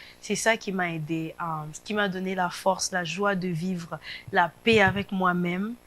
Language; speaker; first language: French; non-native, local second language; Lingala